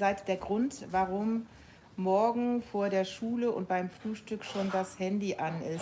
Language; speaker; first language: German; native; German